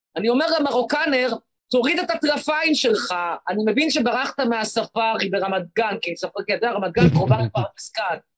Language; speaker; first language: Hebrew; native; Hebrew